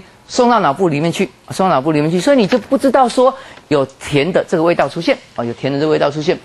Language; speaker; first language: Chinese; native; Chinese